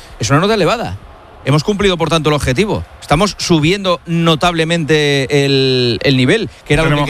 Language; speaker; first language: Spanish; native; Spanish